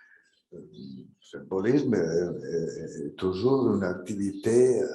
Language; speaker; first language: French; non-native, fluent; Italian